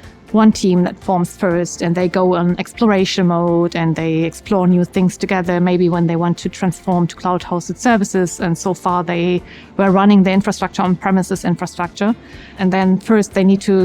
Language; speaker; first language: English; non-native, fluent; German